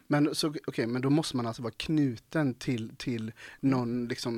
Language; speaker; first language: Swedish; native; Swedish